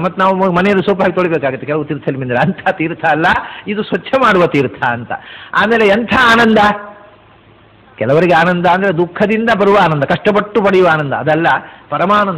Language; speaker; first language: Kannada; native; Kannada